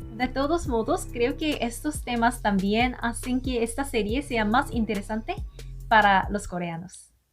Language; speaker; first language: Spanish; non-native, learner; Korean